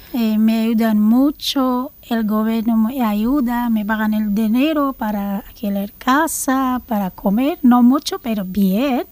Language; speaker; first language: Spanish; non-native, learner; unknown